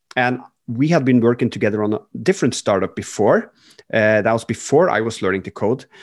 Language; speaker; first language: English; non-native, fluent; Norwegian